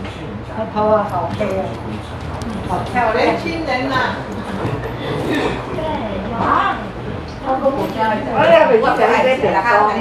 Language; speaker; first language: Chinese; native; Chinese